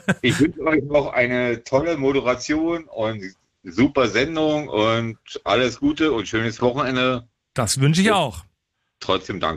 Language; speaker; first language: German; native; German